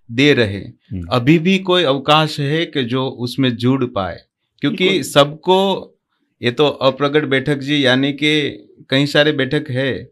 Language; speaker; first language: Hindi; non-native, local second language; Gujarati